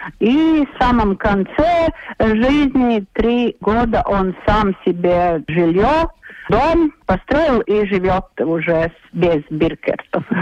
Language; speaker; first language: Russian; non-native, local second language; Latvian